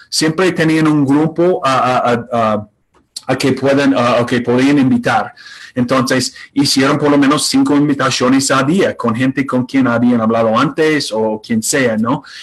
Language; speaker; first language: Spanish; non-native, fluent; English